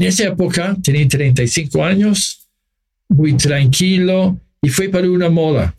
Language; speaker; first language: Spanish; non-native, fluent; English